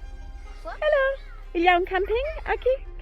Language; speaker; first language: French; non-native, learner; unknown